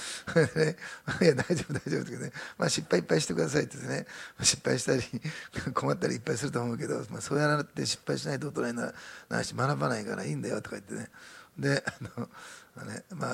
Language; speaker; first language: Japanese; native; Japanese